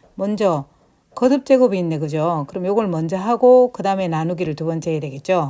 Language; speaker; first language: Korean; native; Korean